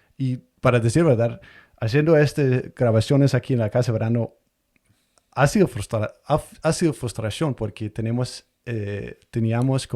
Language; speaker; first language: Spanish; non-native, fluent; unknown